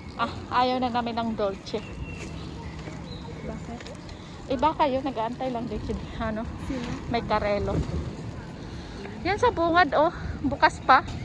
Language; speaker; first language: Filipino; native; Filipino